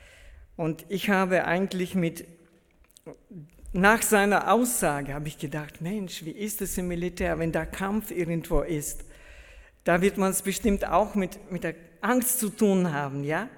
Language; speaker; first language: German; early bilingual, heritage; German